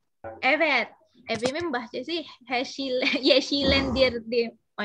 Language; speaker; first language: Turkish; non-native, learner; Indonesian